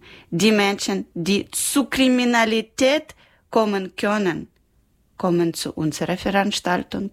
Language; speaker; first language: German; non-native, learner; Ukrainian